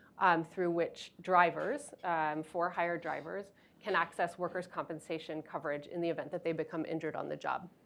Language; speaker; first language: English; native; English